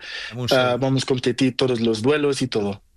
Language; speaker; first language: Spanish; non-native, learner; Portuguese